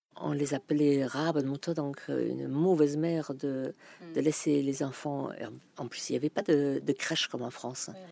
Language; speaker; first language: French; non-native, fluent; German